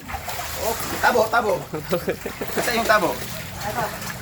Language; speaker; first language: Filipino; non-native, local second language; Cebuano